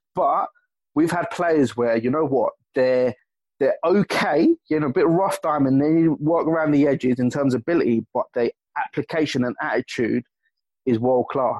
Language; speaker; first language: English; native; English